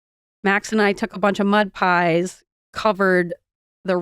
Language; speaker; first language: English; native; English